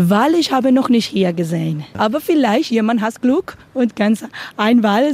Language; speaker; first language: German; non-native, learner; Spanish